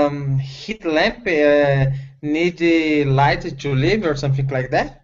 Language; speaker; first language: English; non-native, learner; Spanish